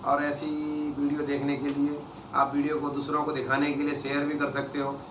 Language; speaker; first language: Hindi; non-native, local second language; Kannada